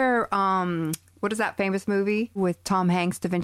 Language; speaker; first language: English; native; English